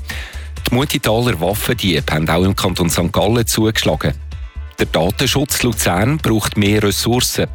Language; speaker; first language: German; native; German